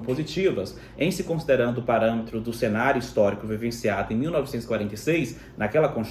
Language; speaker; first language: Portuguese; native; Portuguese